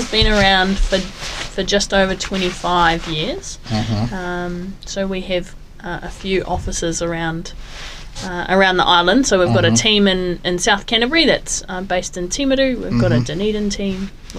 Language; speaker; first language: English; native; English